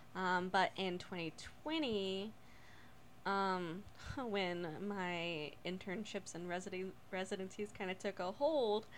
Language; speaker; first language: English; native; English